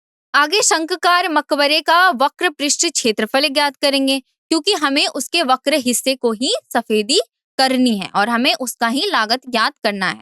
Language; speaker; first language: Hindi; native; Hindi